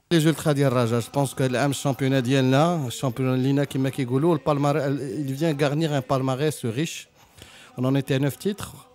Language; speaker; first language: French; non-native, local second language; Arabic